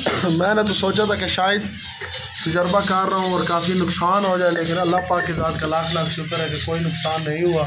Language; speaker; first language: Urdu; non-native, local second language; Punjabi